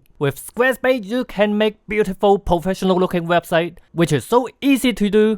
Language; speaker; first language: English; non-native, fluent; Cantonese